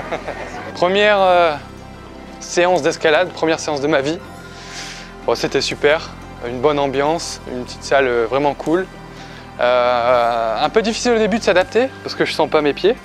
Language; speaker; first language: French; native; French